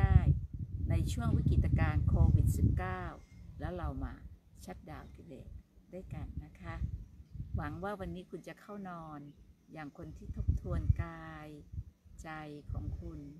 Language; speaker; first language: Thai; native; Thai